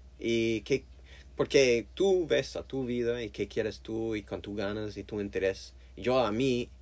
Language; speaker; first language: Spanish; non-native, learner; English